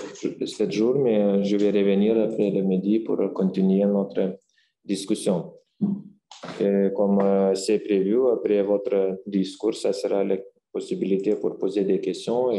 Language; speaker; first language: French; non-native, fluent; Lithuanian